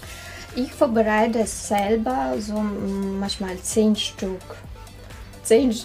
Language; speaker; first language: German; non-native, learner; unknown